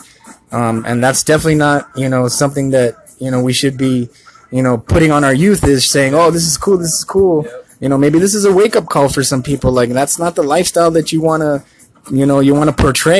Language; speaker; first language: English; native; English